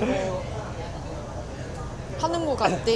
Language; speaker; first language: Korean; non-native, fluent; Japanese